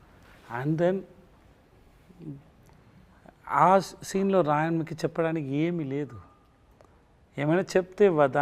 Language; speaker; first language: Telugu; non-native, learner; Tamil